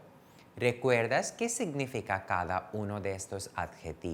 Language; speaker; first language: Spanish; non-native, fluent; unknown